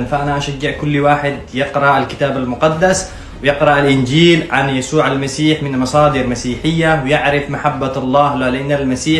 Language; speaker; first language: Arabic; native; Arabic